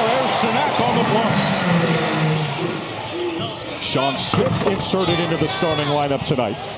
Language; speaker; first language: English; native; English